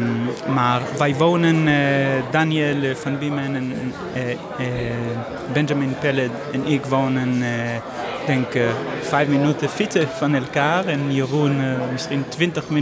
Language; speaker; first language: Dutch; non-native, learner; Hebrew